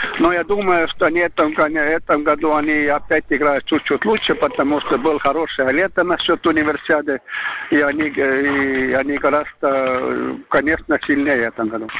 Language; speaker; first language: Russian; non-native, learner; Estonian